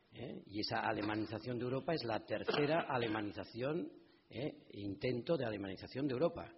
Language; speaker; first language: Spanish; native; Spanish